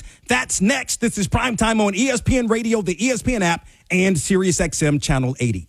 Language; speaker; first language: English; native; English